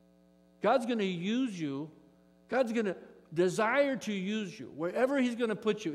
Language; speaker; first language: English; native; English